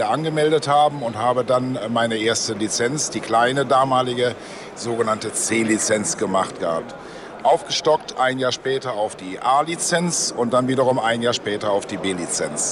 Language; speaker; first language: German; native; German